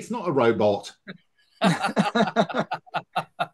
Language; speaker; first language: English; native; English